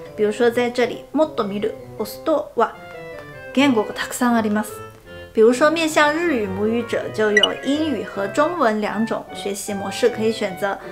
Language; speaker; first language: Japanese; non-native, fluent; Chinese